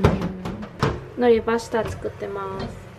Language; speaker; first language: Japanese; non-native, learner; Vietnamese